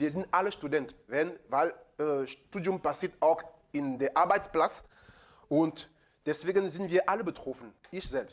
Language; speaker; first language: German; non-native, fluent; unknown